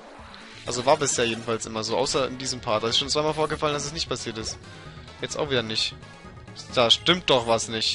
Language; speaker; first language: German; native; German